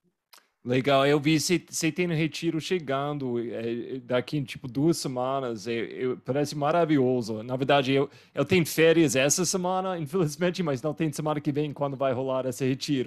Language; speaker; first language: Portuguese; non-native, fluent; English